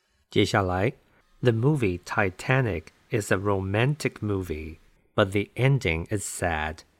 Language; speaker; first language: English; non-native, fluent; Chinese